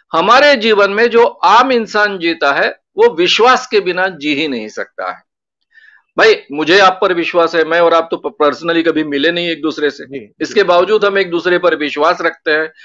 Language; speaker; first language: Hindi; non-native, local second language; Marathi